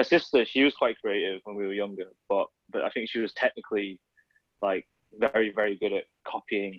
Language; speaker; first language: English; native; English